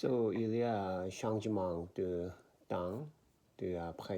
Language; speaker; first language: French; non-native, learner; Korean